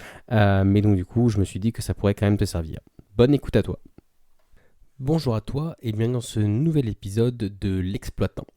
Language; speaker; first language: French; native; French